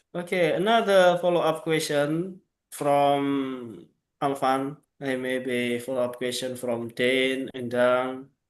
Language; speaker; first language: English; non-native, local second language; Javanese